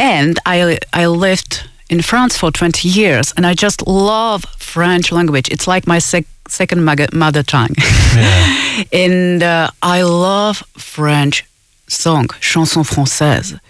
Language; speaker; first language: English; non-native, fluent; Czech